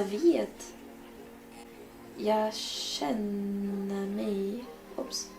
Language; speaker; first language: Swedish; non-native, learner; English